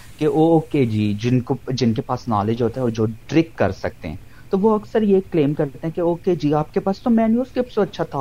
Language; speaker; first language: Urdu; non-native, local second language; Punjabi